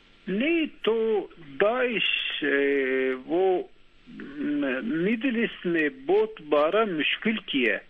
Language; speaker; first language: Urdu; non-native, learner; Turkish